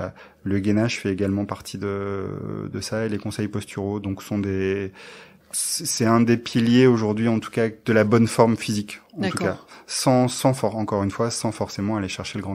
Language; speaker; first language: French; native; French